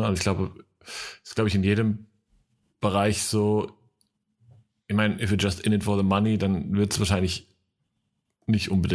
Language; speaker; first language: German; native; German